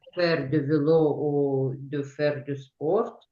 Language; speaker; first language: French; non-native, learner; Ukrainian